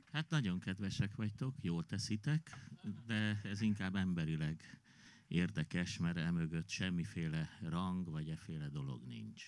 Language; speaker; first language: Hungarian; native; Hungarian